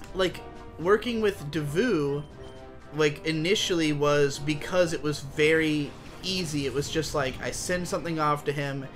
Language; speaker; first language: English; native; English